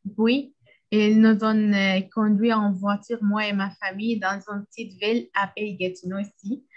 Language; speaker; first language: French; non-native, learner; Arabic